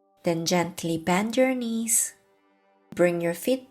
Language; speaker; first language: English; non-native, fluent; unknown